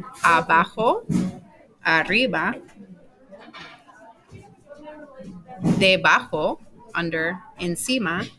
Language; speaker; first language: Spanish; non-native, fluent; English